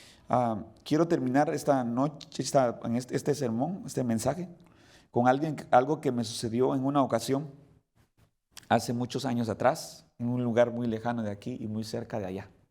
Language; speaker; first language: Spanish; native; Spanish